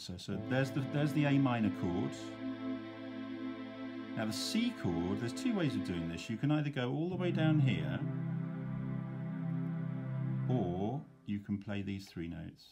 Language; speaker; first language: English; native; English